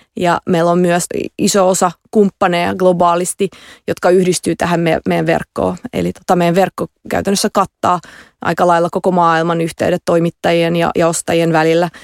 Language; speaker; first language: Finnish; non-native, local second language; Russian